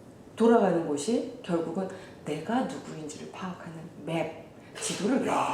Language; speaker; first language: Korean; native; Korean